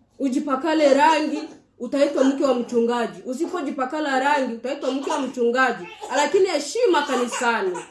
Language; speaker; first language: Swahili; native; Swahili